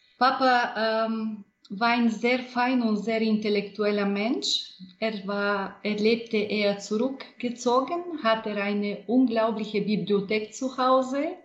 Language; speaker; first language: German; non-native, fluent; Bulgarian